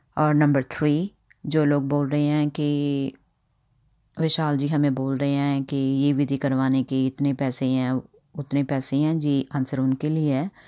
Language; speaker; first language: Hindi; non-native, local second language; Punjabi